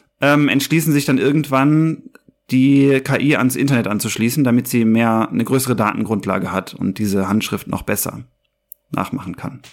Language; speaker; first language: German; native; German